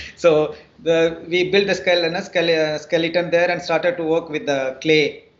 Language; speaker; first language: English; non-native, local second language; Tamil